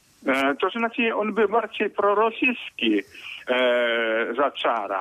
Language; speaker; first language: Polish; non-native, fluent; Finnish